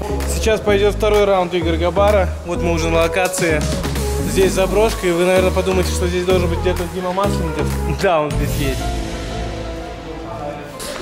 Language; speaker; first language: Russian; native; Russian